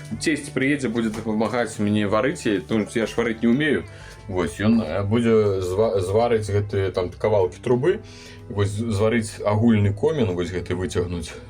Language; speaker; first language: Belarusian; native; Belarusian